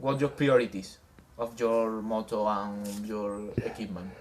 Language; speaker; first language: English; non-native, learner; Spanish